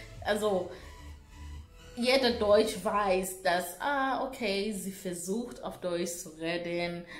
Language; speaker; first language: German; non-native, learner; Shona